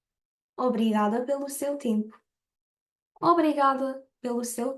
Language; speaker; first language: Portuguese; non-native, fluent; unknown